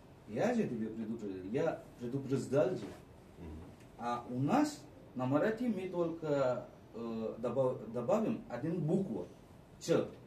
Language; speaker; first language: Russian; non-native, fluent; Marathi